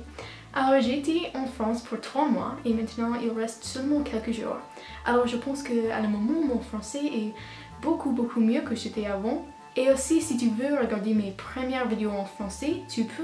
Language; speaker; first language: French; non-native, learner; English